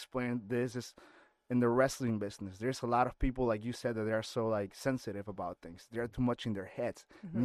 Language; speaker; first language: English; non-native, fluent; Spanish